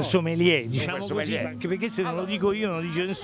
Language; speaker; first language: Italian; native; Italian